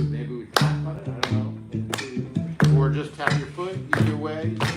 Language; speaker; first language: English; native; English